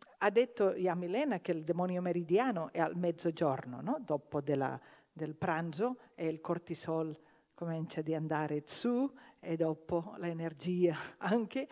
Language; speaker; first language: Italian; non-native, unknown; Catalan